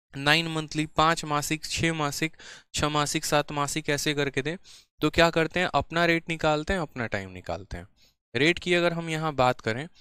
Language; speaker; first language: Hindi; native; Hindi